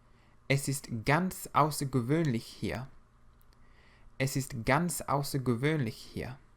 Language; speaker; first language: German; non-native, fluent; English